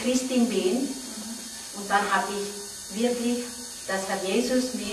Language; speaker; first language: German; non-native, learner; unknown